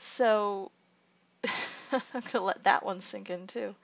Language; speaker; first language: English; native; English